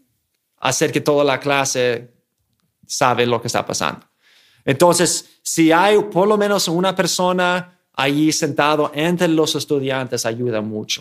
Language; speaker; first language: Spanish; non-native, fluent; English